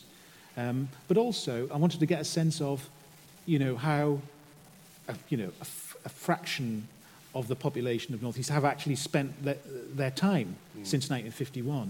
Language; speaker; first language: English; native; English